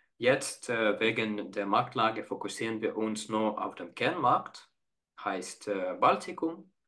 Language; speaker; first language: German; non-native, fluent; Estonian